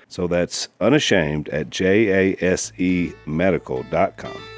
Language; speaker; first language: English; native; English